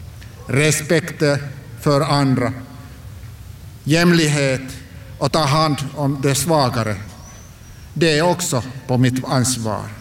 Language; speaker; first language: Swedish; non-native, local second language; Finnish